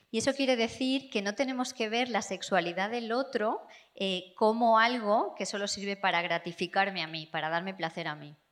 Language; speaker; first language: Spanish; non-native, fluent; English